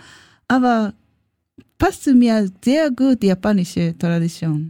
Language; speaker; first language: German; non-native, learner; Japanese